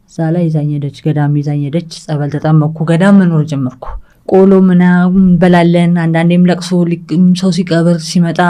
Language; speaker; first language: Amharic; early bilingual, other home language; English